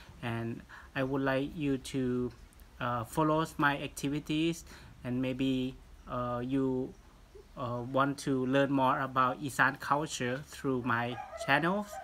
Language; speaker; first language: English; non-native, fluent; Thai